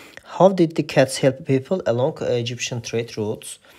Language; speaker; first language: English; non-native, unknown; Azerbaijani